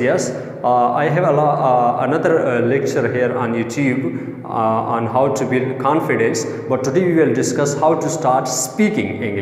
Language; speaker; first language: English; non-native, local second language; Urdu